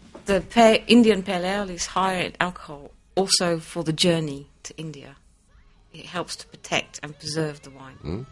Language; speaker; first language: English; native; English